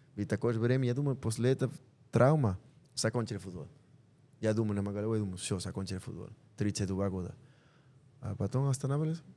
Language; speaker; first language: Russian; non-native, learner; Spanish